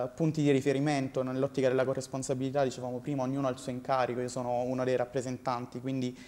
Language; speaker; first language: Italian; native; Italian